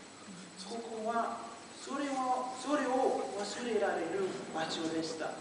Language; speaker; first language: Japanese; non-native, learner; Portuguese